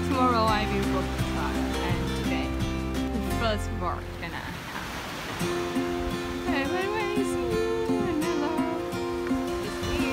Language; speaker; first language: English; non-native, learner; Thai